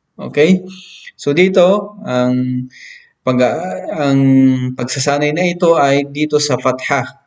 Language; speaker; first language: Filipino; non-native, local second language; Maranao